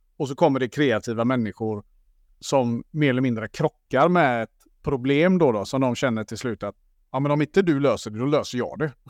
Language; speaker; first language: Swedish; native; Swedish